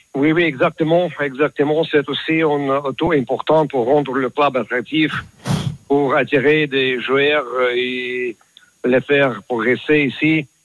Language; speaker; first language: French; non-native, learner; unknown